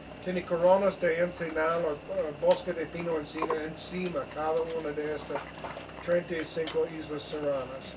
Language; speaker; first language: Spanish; non-native, learner; English